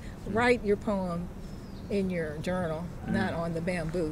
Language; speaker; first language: English; native; English